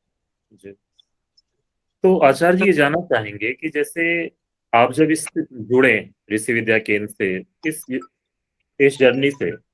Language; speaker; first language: Hindi; native; Hindi